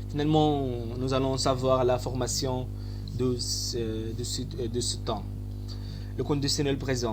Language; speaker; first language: French; non-native, fluent; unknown